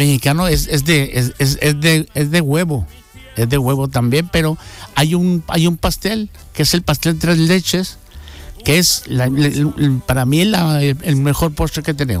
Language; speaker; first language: Spanish; native; Spanish